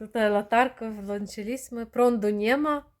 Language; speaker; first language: Polish; non-native, fluent; Ukrainian